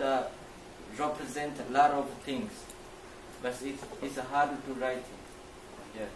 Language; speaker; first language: English; non-native, learner; Chinese